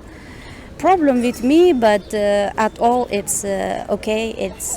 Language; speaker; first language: English; non-native, learner; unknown